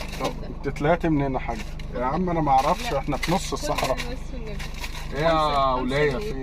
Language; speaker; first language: Arabic; native; Arabic